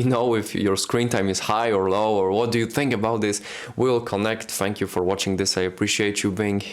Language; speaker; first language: English; non-native, fluent; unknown